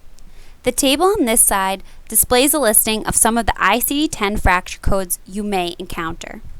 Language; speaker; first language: English; native; English